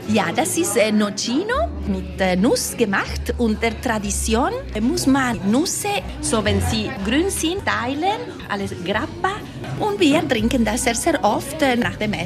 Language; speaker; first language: German; non-native, learner; Italian